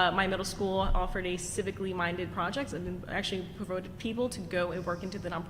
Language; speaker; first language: English; early bilingual, other home language; Italian